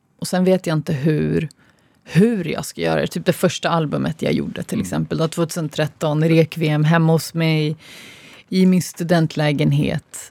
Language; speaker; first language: Swedish; early bilingual, other home language; Arabic